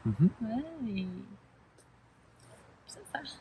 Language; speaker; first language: French; non-native, learner; Spanish